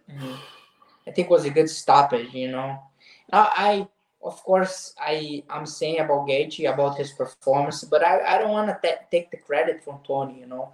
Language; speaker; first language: English; non-native, fluent; Portuguese